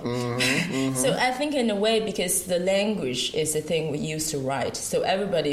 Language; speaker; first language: English; non-native, fluent; Chinese